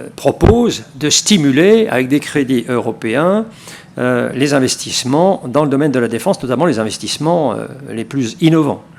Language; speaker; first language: French; native; French